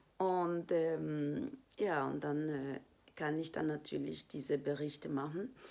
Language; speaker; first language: German; non-native, fluent; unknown